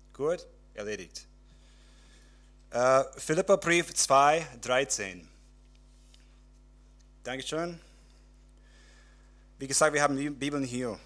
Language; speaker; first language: German; non-native, fluent; English